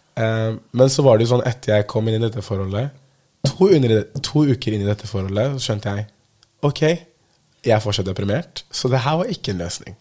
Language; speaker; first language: Norwegian; native; Norwegian